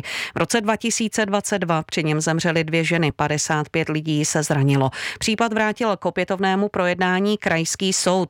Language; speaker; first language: Czech; native; Czech